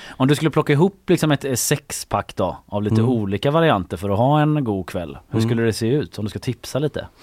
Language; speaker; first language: Swedish; native; Swedish